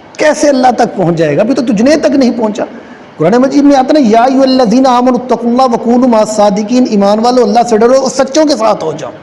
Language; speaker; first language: Urdu; native; Urdu